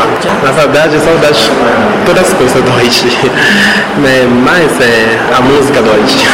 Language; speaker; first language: Portuguese; non-native, learner; Haitian Creole